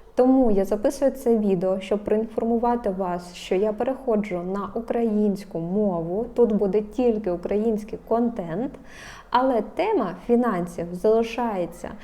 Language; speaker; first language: Ukrainian; non-native, local second language; Russian